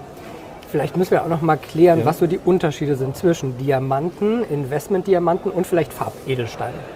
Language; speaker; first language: German; native; German